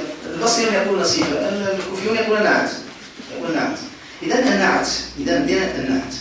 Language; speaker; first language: Arabic; native; Arabic